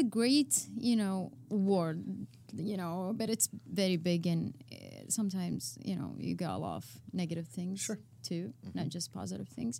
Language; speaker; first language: English; non-native, fluent; Arabic